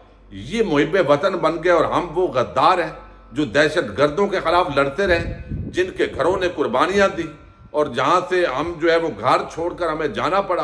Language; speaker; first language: Urdu; native; Urdu